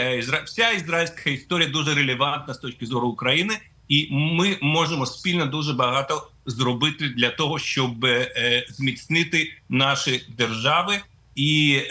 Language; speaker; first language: Ukrainian; non-native, fluent; Russian